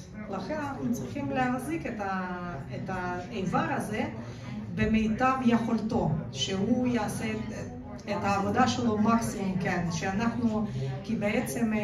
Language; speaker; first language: Hebrew; non-native, fluent; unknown